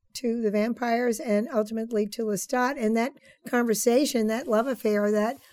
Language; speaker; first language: English; native; English